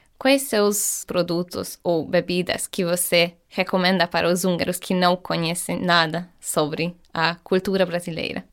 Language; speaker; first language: Portuguese; non-native, fluent; Hungarian